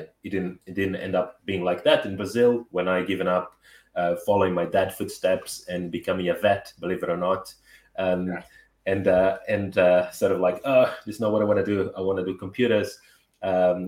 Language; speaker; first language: English; non-native, fluent; Portuguese